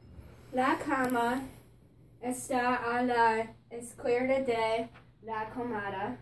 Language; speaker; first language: Spanish; non-native, learner; English